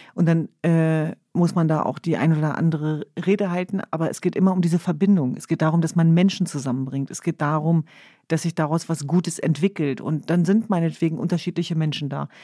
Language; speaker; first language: German; early bilingual, other home language; Kurdish